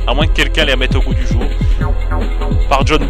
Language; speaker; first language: French; native; French